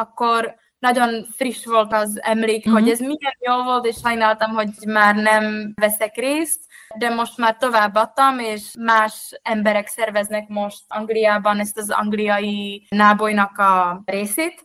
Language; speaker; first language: Hungarian; non-native, fluent; Czech